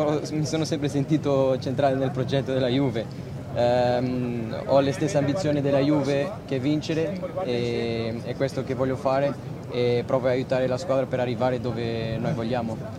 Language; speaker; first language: Italian; non-native, fluent; Portuguese